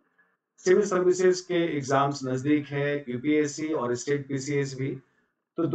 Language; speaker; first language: Hindi; native; Hindi